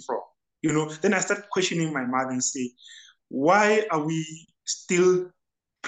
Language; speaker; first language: English; non-native, local second language; Southern Sotho